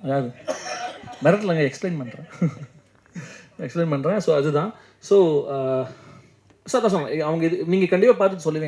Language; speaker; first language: Tamil; native; Tamil